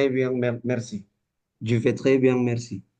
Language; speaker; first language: French; non-native, learner; Indonesian